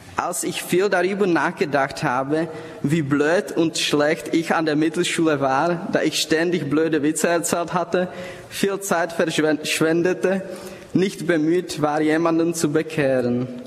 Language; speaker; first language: German; non-native, fluent; Czech